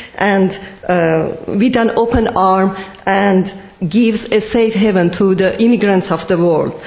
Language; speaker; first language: English; non-native, fluent; Persian